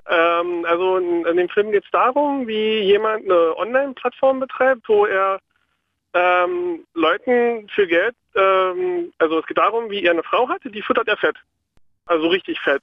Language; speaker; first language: German; native; German